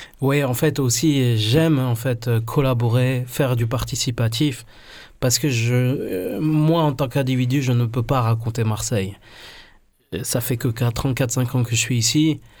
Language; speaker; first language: French; non-native, fluent; Spanish